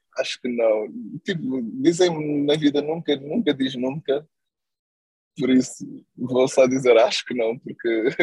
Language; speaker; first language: Portuguese; non-native, local second language; Kabuverdianu